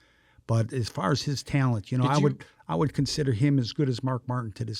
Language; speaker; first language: English; native; English